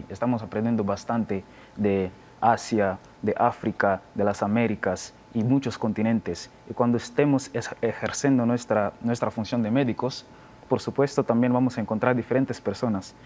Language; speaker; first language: Spanish; non-native, learner; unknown